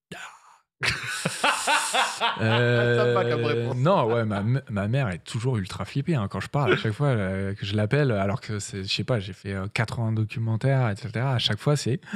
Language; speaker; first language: French; native; French